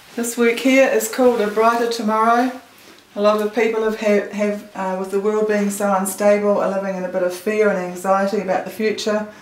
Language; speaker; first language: English; native; English